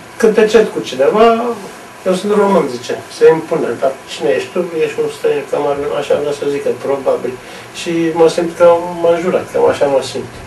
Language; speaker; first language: Romanian; non-native, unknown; Turkish